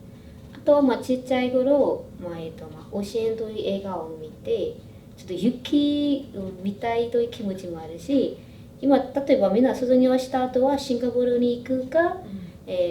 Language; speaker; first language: Japanese; non-native, fluent; Burmese